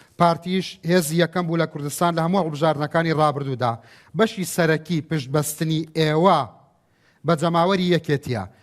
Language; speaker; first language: Central Kurdish; native; Central Kurdish